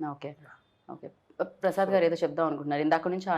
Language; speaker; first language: Telugu; native; Telugu